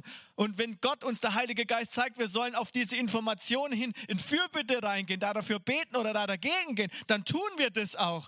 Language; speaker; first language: German; native; German